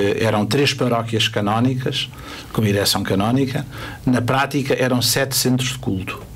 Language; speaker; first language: Portuguese; native; Portuguese